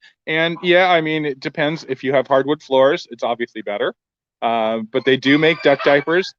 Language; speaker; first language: English; native; English